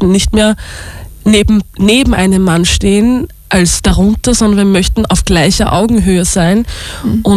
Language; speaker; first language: German; native; German